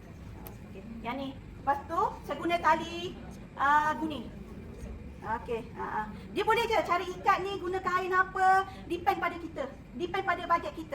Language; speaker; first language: Malay; native; Malay